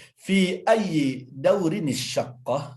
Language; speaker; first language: Arabic; non-native, fluent; Indonesian